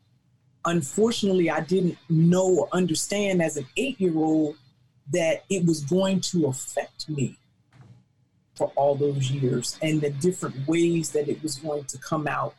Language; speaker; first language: English; native; English